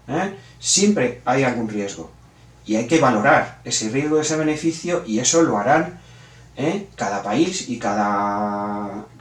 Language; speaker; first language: Spanish; native; Spanish